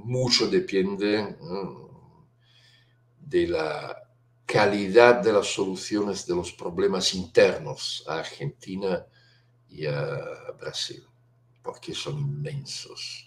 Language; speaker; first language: Spanish; non-native, fluent; Italian